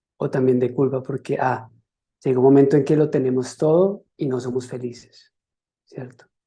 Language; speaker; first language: Spanish; native; Spanish